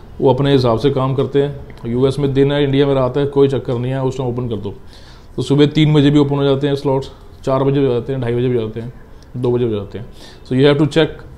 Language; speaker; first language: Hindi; non-native, local second language; Punjabi